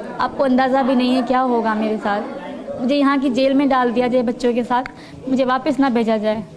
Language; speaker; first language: Urdu; non-native, local second language; Sindhi